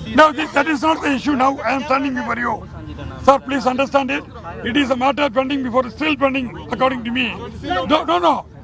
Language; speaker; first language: English; non-native, local second language; Tamil